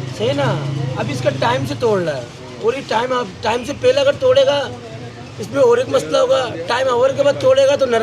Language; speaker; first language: Hindi; early bilingual, other home language; Bangla